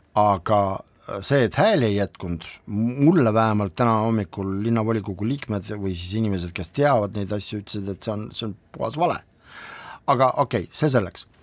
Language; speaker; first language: Estonian; non-native, local second language; Russian